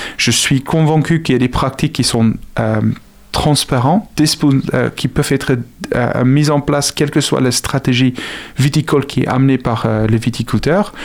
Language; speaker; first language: French; non-native, fluent; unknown